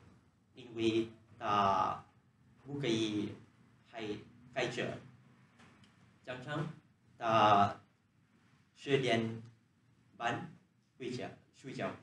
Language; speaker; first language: Chinese; non-native, learner; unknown